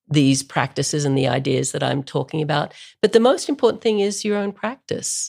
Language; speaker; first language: English; native; English